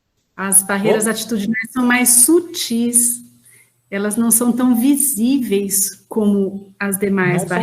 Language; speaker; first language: Portuguese; native; Portuguese